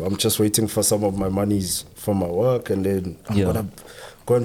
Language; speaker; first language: English; non-native, local second language; Southern Sotho